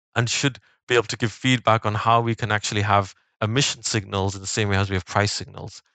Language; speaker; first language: English; native; English